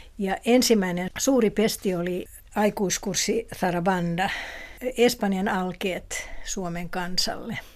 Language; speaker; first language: Finnish; non-native, local second language; Swedish